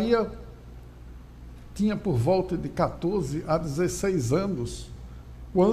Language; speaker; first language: Portuguese; native; Portuguese